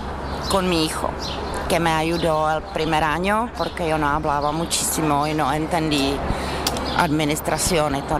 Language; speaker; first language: Spanish; non-native, learner; Czech